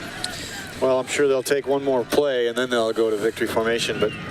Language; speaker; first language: English; native; English